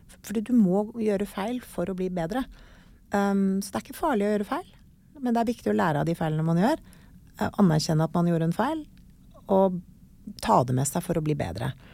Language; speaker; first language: Norwegian; native; Norwegian